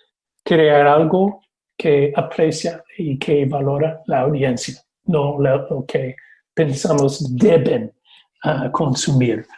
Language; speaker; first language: Spanish; non-native, fluent; English